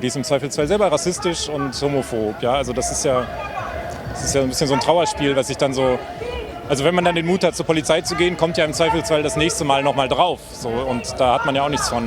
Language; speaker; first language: German; native; German